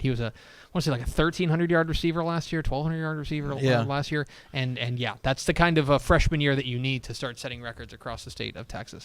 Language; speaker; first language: English; native; English